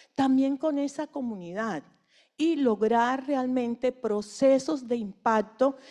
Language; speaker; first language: Spanish; native; Spanish